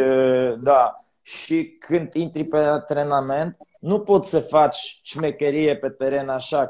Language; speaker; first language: Romanian; non-native, learner; Polish